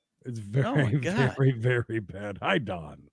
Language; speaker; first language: English; native; English